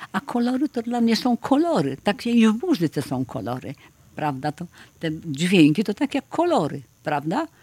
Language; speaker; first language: Polish; native; Polish